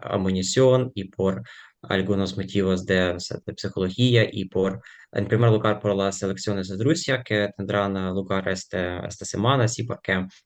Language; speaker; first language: Spanish; non-native, fluent; Ukrainian